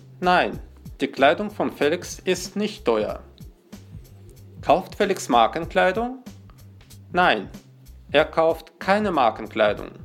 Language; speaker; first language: German; non-native, fluent; Russian